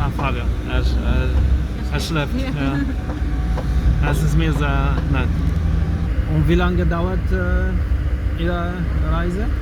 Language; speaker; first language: German; non-native, learner; Polish